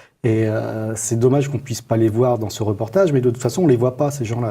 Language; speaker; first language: French; native; French